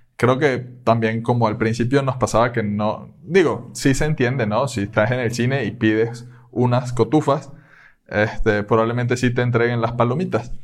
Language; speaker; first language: Spanish; native; Spanish